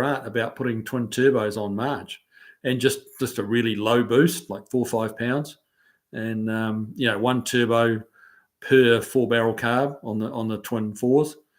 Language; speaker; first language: English; native; English